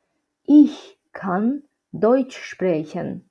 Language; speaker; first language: German; non-native, fluent; Azerbaijani